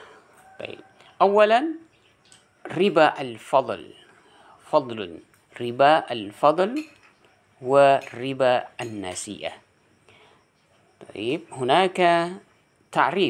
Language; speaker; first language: Arabic; non-native, fluent; Indonesian